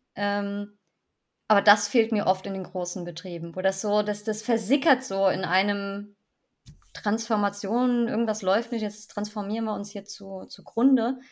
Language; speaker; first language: German; native; German